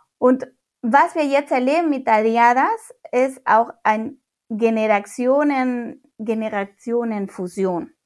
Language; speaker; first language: German; non-native, fluent; Spanish